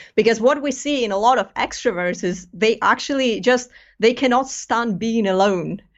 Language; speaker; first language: English; non-native, fluent; Greek